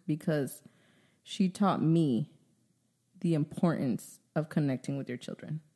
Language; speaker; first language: English; early bilingual, other home language; Spanish